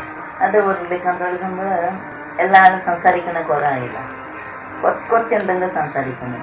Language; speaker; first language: Malayalam; non-native, local second language; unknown